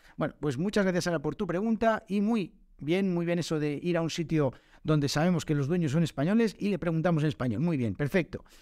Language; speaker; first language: Spanish; native; Spanish